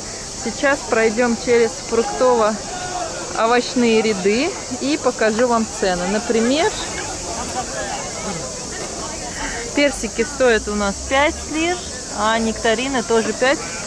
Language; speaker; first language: Russian; native; Russian